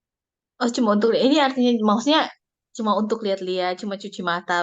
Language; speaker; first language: Indonesian; non-native, learner; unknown